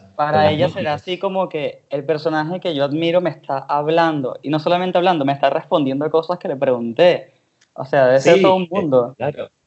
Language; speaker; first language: Spanish; native; Spanish